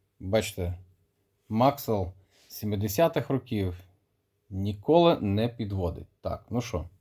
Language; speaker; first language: Ukrainian; non-native, local second language; Russian